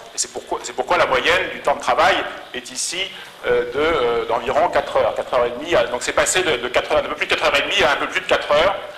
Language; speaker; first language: French; native; French